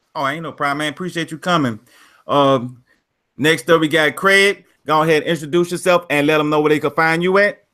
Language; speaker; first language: English; native; English